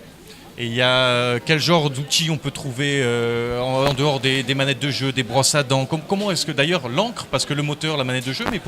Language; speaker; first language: French; native; French